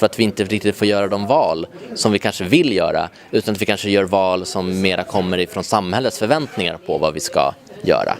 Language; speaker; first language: Swedish; native; Swedish